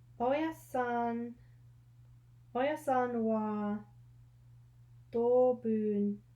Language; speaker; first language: Japanese; non-native, learner; English